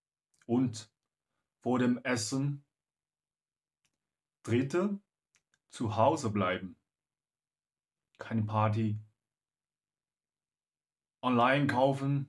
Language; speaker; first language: German; non-native, learner; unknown